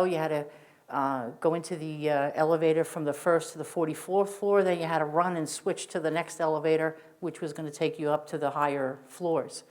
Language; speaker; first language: English; native; English